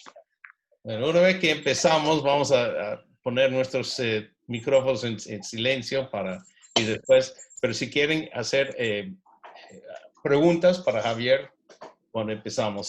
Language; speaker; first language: Spanish; non-native, fluent; English